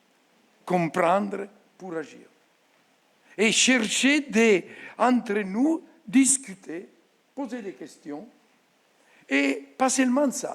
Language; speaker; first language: French; non-native, fluent; Italian